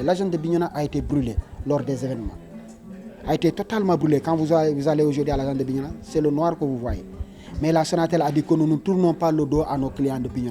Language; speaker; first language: French; non-native, local second language; Wolof